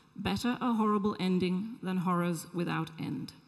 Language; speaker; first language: English; native; English